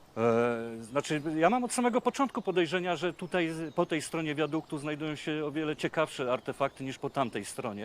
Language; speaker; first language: Polish; native; Polish